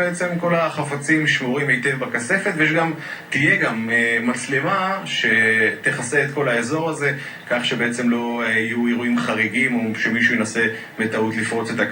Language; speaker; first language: Hebrew; native; Hebrew